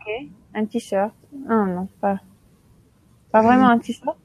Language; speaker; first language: French; non-native, local second language; Arabic